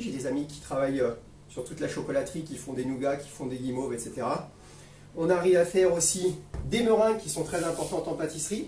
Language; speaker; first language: French; native; French